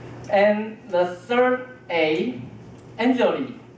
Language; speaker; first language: English; non-native, fluent; Chinese